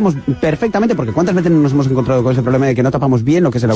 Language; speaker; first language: Spanish; native; Spanish